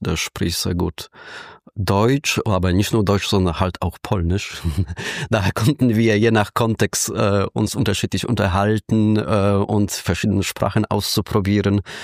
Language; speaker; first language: German; non-native, fluent; Polish